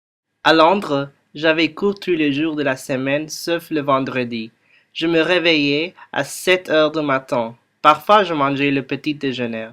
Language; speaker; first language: French; non-native, learner; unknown